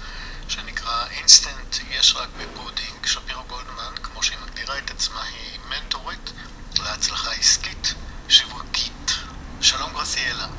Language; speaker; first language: Hebrew; native; Hebrew